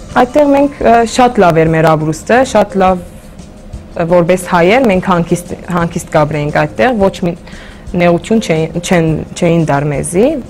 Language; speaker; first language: Armenian; early bilingual, heritage; Armenian